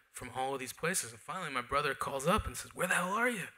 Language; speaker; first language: English; native; English